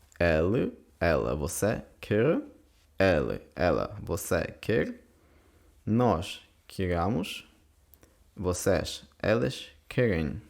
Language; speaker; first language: Portuguese; non-native, fluent; Ukrainian